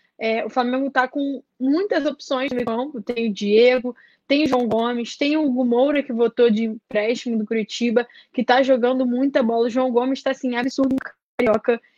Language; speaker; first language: Portuguese; native; Portuguese